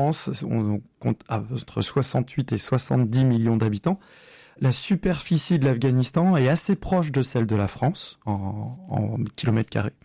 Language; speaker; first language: French; native; French